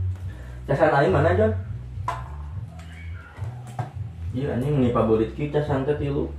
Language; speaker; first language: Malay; non-native, local second language; Sundanese